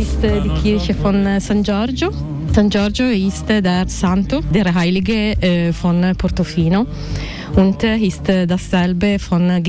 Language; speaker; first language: German; non-native, learner; Italian